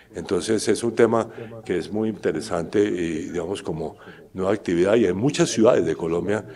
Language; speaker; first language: Spanish; native; Spanish